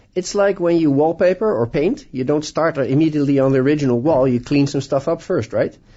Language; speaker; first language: English; non-native, fluent; Dutch